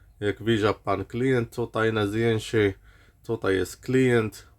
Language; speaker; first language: Polish; non-native, learner; Arabic